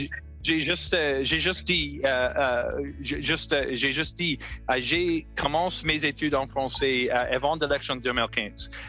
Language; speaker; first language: French; non-native, local second language; English